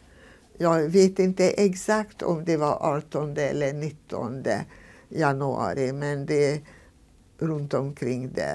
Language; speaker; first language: Swedish; non-native, fluent; Hungarian